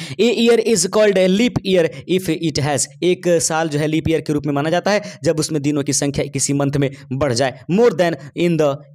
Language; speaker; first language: Hindi; native; Hindi